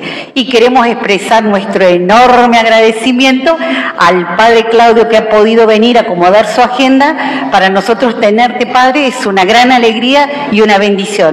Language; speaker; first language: Spanish; native; Spanish